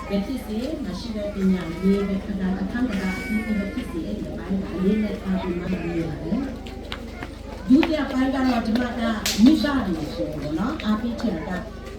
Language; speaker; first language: Burmese; non-native, local second language; Western Kayah